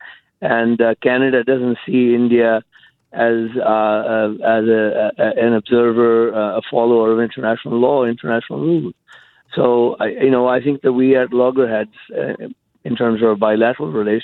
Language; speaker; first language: English; non-native, local second language; Punjabi